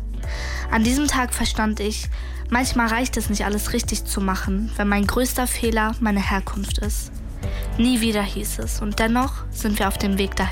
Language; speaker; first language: German; early bilingual, other home language; Kurdish